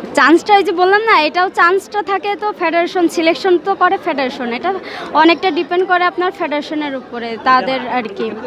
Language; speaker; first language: Bangla; native; Bangla